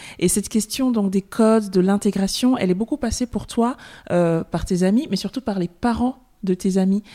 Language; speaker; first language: French; native; French